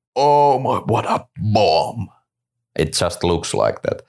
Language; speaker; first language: English; non-native, fluent; Finnish